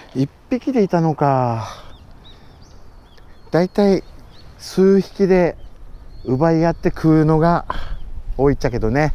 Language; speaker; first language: Japanese; native; Japanese